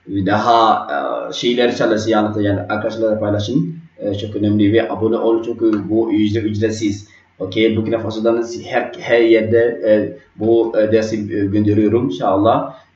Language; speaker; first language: Turkish; non-native, learner; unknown